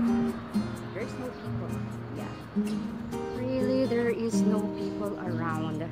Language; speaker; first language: English; non-native, local second language; Filipino